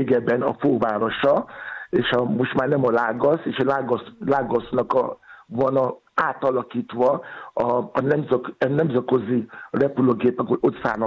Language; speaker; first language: Hungarian; non-native, fluent; Yoruba